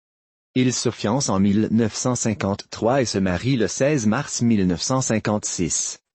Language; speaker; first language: French; native; French